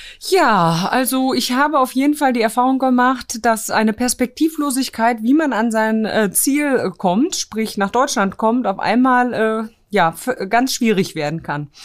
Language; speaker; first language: German; early bilingual, other home language; Polish